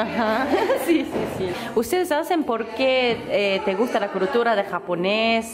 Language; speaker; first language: Spanish; non-native, learner; Japanese